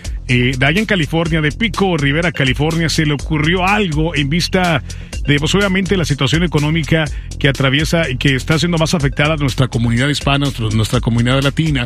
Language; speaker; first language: Spanish; native; Spanish